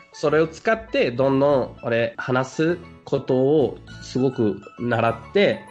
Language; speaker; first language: Japanese; non-native, fluent; Spanish